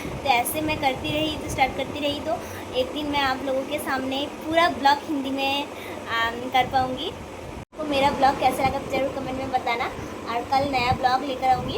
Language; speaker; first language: Hindi; non-native, local second language; Bangla